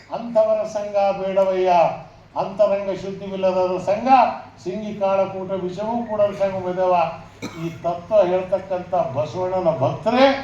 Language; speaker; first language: Kannada; non-native, local second language; Urdu